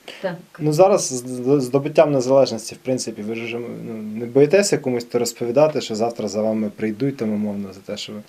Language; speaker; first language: Ukrainian; native; Ukrainian